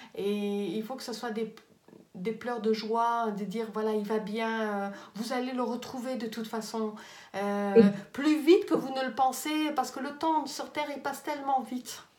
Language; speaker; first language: French; native; French